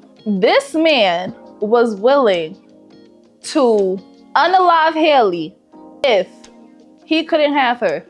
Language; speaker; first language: English; native; English